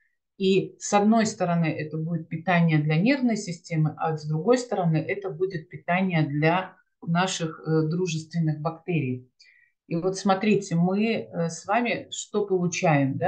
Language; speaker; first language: Russian; native; Russian